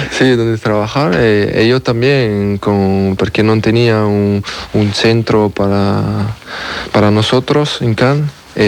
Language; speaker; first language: Spanish; non-native, learner; French